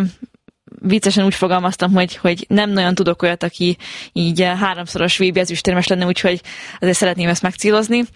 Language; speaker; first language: Hungarian; native; Hungarian